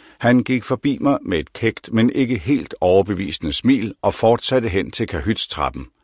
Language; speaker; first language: Danish; native; Danish